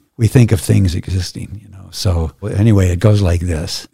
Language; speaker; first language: English; native; English